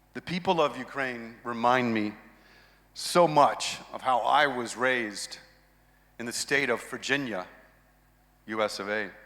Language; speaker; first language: English; native; English